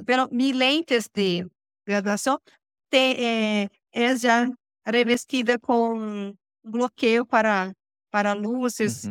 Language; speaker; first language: Spanish; non-native, learner; Portuguese